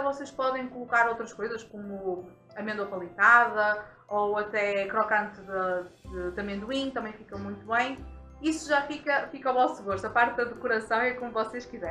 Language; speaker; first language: Portuguese; native; Portuguese